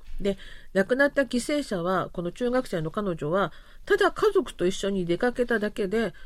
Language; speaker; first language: Japanese; non-native, fluent; Korean